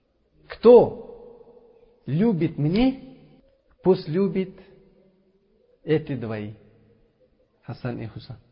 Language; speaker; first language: Russian; non-native, learner; Uzbek